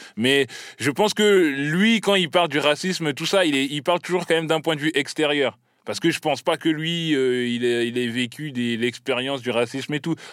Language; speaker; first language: French; native; French